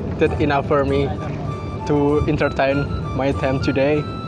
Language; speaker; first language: English; non-native, learner; Indonesian